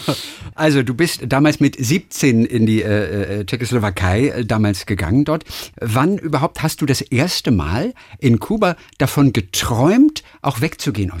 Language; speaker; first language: German; native; German